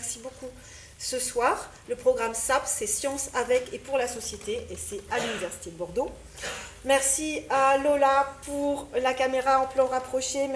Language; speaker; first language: French; native; French